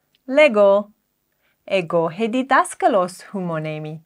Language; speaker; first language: Greek; non-native, fluent; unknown